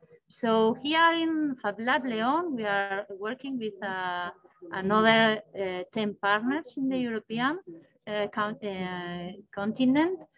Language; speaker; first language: English; non-native, learner; Spanish